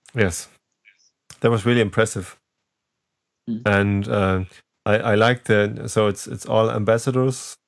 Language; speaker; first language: English; non-native, fluent; German